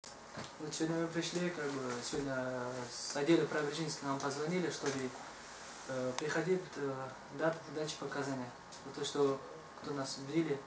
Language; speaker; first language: Russian; non-native, fluent; Tajik